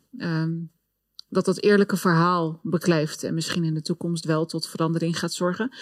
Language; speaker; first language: Dutch; early bilingual, other home language; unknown